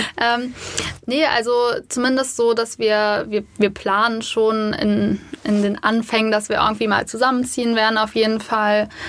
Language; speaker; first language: German; native; German